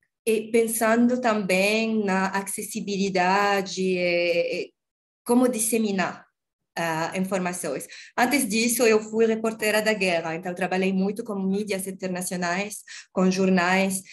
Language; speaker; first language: Portuguese; non-native, learner; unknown